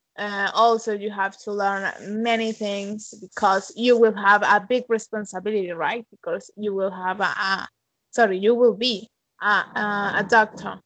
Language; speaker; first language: English; non-native, fluent; Spanish